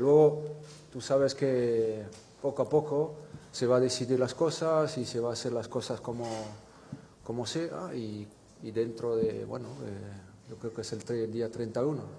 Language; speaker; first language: Spanish; non-native, fluent; French